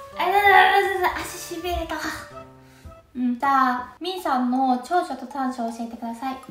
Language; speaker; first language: Japanese; native; Japanese